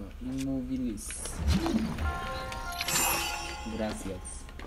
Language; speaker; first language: Spanish; non-native, learner; English